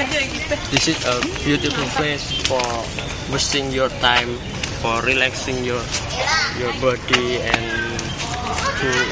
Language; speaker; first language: English; non-native, learner; Indonesian